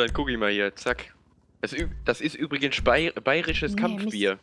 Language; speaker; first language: German; native; German